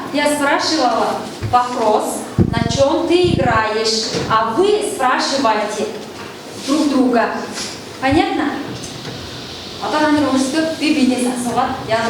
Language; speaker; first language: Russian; non-native, fluent; Mongolian